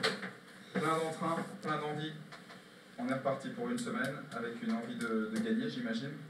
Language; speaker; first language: French; native; French